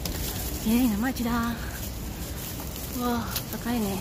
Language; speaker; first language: Japanese; non-native, learner; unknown